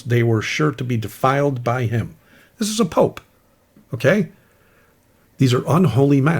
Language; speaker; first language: English; native; English